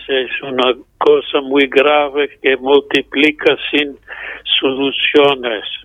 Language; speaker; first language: Spanish; non-native, fluent; English